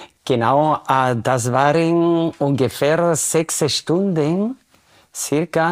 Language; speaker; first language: German; non-native, fluent; Spanish